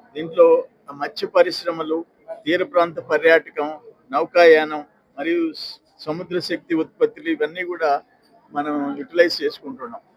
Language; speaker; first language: Telugu; native; Telugu